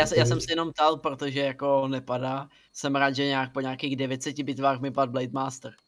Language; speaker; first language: Czech; native; Czech